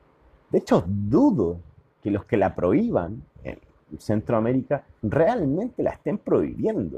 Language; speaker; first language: Spanish; native; Spanish